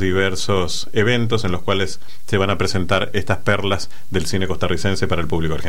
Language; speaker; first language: Spanish; native; Spanish